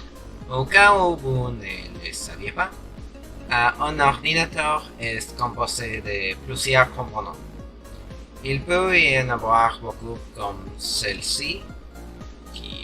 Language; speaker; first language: French; non-native, learner; Spanish